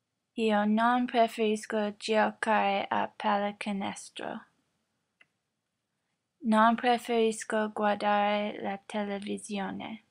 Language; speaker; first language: Italian; non-native, learner; English